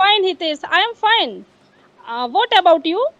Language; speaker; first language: English; non-native, learner; Hindi